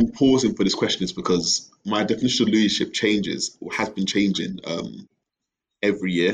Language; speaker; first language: English; native; English